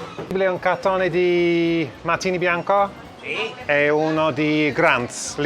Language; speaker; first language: Italian; non-native, learner; English